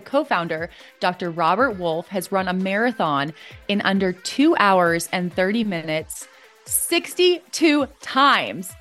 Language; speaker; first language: English; native; English